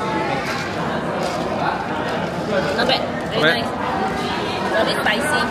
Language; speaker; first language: English; non-native, local second language; Chinese